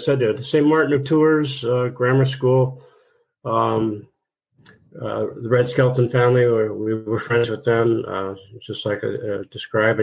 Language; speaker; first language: English; native; English